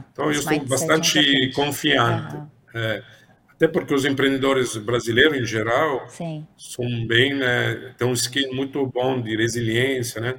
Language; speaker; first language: Portuguese; non-native, fluent; Italian